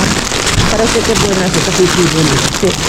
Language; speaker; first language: Spanish; non-native, learner; Filipino